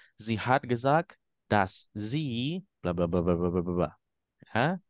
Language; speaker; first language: German; non-native, fluent; Indonesian